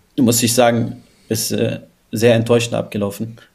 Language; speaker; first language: German; native; German